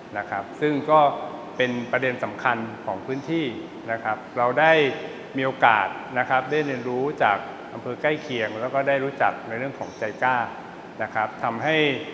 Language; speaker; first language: Thai; native; Thai